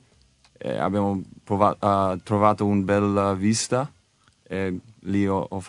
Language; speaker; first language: Italian; non-native, learner; English